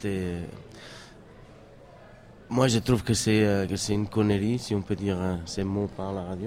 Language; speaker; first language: French; non-native, fluent; Catalan